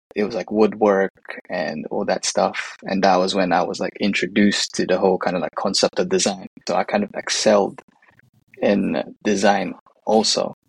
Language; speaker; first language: English; native; English